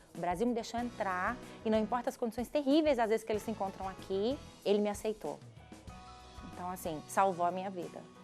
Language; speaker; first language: Portuguese; native; Portuguese